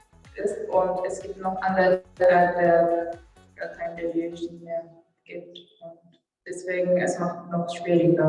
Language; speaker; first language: German; non-native, fluent; Japanese